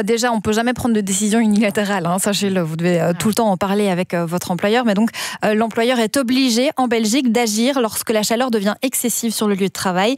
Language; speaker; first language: French; native; French